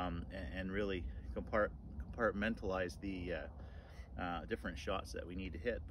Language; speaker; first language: English; native; English